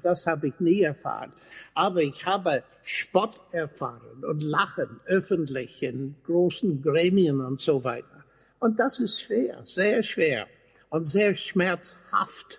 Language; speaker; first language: German; non-native, fluent; English